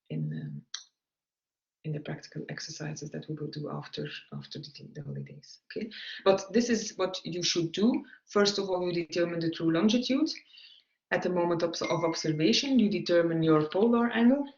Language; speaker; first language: English; non-native, fluent; Dutch